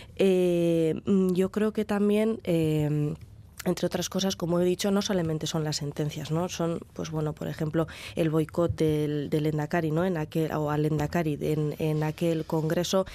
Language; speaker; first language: Spanish; non-native, local second language; Basque